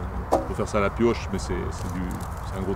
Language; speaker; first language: French; native; French